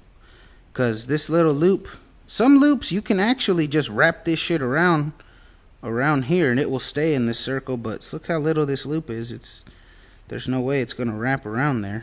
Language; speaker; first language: English; native; English